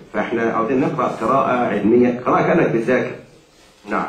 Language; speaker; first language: Arabic; native; Arabic